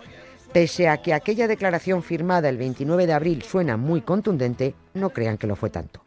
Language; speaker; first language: Spanish; native; Spanish